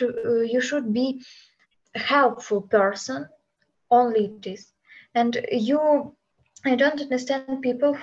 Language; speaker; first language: English; non-native, learner; Ukrainian